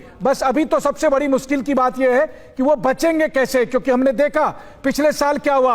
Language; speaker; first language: Hindi; native; Hindi